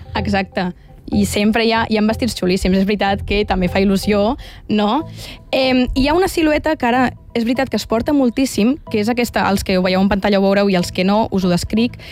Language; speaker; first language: Catalan; native; Catalan